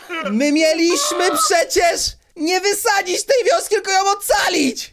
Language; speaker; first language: Polish; native; Polish